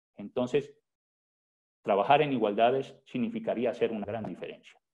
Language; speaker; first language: Spanish; native; Spanish